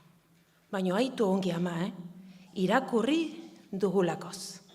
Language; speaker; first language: Basque; native; Basque